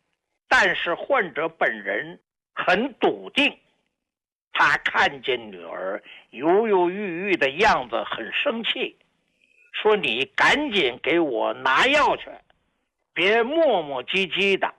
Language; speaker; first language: Chinese; native; Chinese